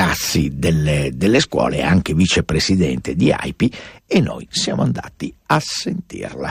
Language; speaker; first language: Italian; native; Italian